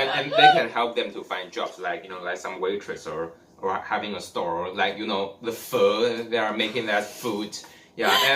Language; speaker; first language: English; non-native, learner; Chinese